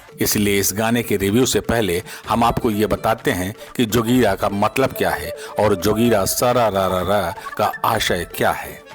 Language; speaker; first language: Hindi; native; Hindi